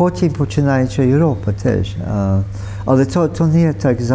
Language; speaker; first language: Ukrainian; early bilingual, heritage; Ukrainian